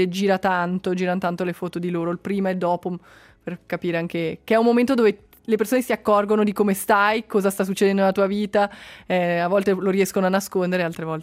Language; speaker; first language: Italian; native; Italian